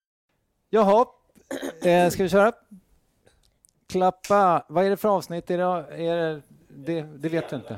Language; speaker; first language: Swedish; native; Swedish